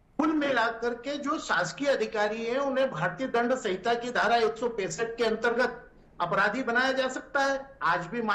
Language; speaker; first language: Hindi; native; Hindi